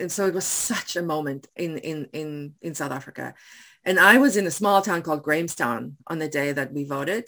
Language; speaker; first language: English; non-native, local second language; Afrikaans